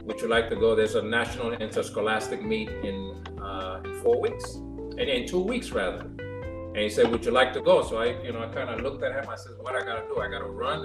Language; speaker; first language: English; non-native, fluent; Spanish